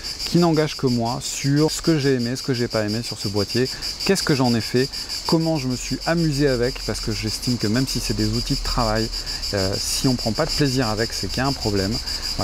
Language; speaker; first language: French; native; French